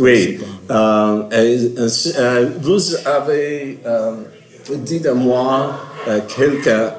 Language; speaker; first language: French; non-native, learner; English